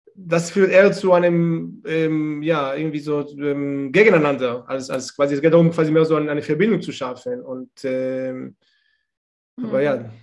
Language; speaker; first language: German; non-native, fluent; Hebrew